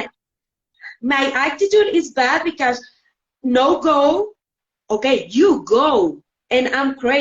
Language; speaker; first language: English; non-native, learner; Spanish